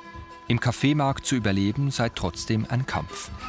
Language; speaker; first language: German; native; German